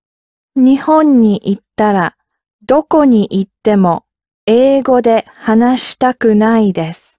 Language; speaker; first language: Japanese; non-native, learner; English